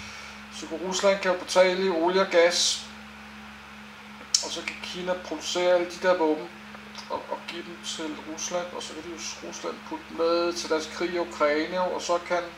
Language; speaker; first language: Danish; native; Danish